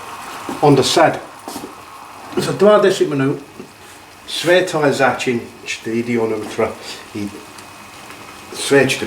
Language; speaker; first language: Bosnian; non-native, learner; English